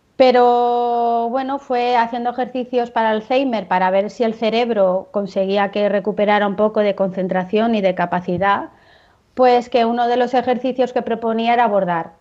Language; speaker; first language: Spanish; native; Spanish